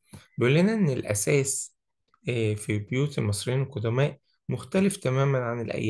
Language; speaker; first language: Arabic; native; Arabic